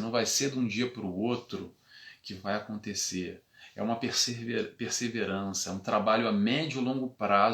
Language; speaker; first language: Portuguese; native; Portuguese